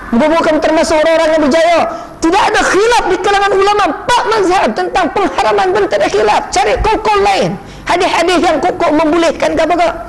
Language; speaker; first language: Malay; non-native, local second language; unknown